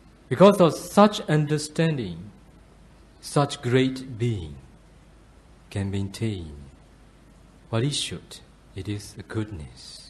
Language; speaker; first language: English; non-native, fluent; Burmese